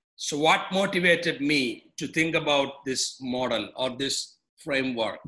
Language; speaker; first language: English; non-native, local second language; Malayalam